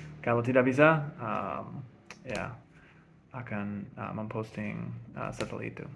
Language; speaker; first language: Indonesian; non-native, fluent; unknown